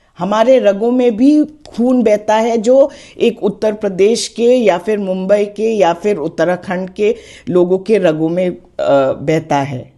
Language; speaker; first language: Hindi; non-native, local second language; Khasi